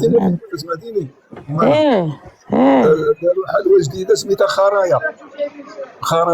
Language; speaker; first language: Arabic; native; Arabic